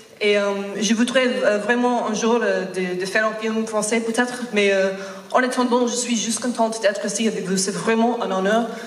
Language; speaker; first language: French; non-native, learner; English